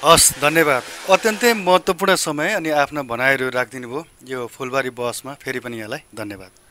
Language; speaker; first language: Nepali; native; Nepali